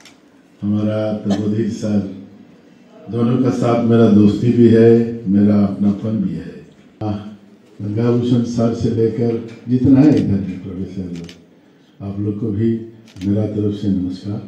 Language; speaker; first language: Hindi; non-native, local second language; Bangla